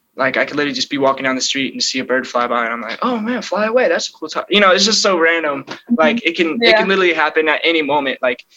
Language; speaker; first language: English; native; English